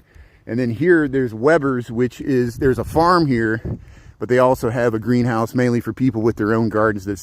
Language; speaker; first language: English; native; English